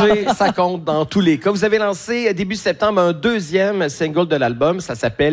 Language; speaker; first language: French; native; French